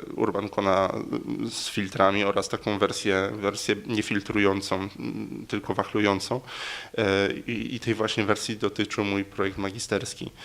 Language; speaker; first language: Polish; native; Polish